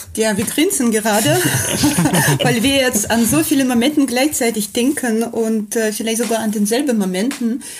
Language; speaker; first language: German; non-native, fluent; Russian